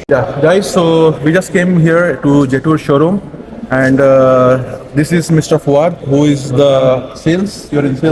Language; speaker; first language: English; non-native, fluent; Hindi